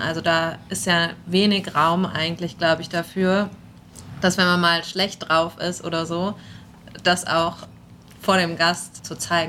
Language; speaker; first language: German; native; German